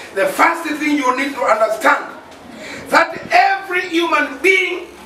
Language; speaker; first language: English; non-native, local second language; Swahili